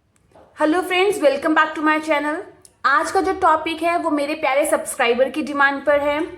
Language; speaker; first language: Hindi; native; Hindi